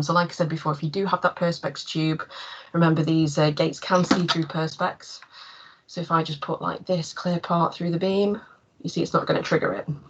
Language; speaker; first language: English; native; English